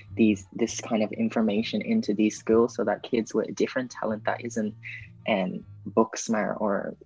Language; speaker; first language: English; native; English